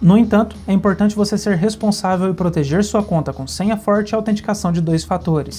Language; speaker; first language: Portuguese; native; Portuguese